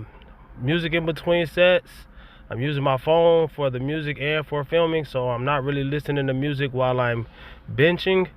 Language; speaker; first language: English; native; English